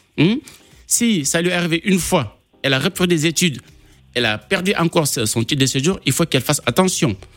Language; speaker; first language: French; non-native, local second language; Wolof